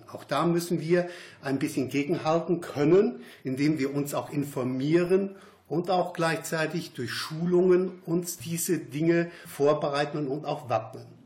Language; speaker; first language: German; native; German